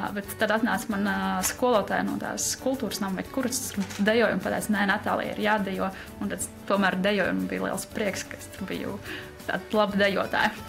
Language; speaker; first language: Latvian; non-native, local second language; Russian